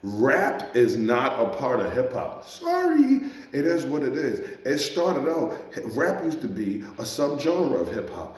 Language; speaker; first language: English; native; English